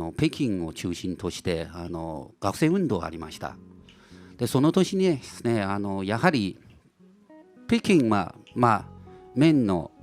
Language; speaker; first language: Japanese; non-native, fluent; Chinese